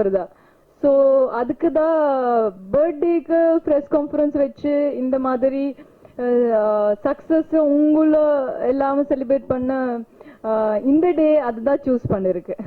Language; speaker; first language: Tamil; non-native, learner; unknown